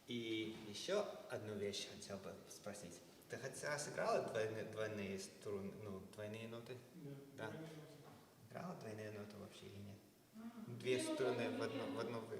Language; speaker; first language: Russian; early bilingual, heritage; Russian